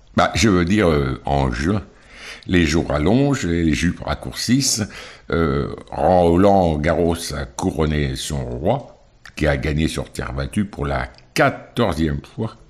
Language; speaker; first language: French; native; French